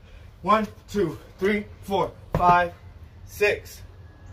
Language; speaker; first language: English; native; English